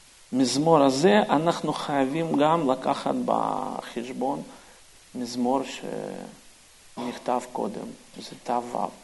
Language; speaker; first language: Hebrew; non-native, fluent; Russian